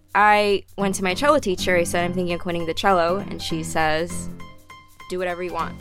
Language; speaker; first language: English; native; English